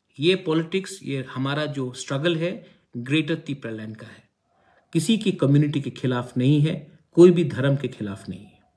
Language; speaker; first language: Hindi; non-native, local second language; Kok Borok